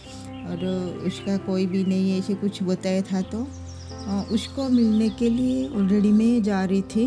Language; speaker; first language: Hindi; non-native, local second language; Odia